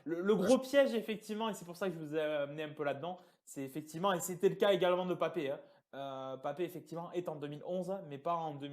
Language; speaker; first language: French; native; French